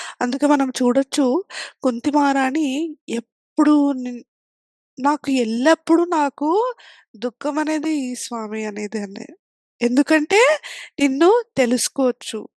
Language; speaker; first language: Telugu; non-native, fluent; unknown